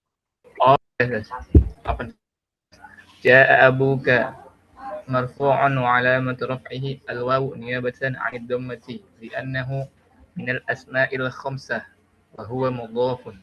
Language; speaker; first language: Arabic; non-native, learner; Indonesian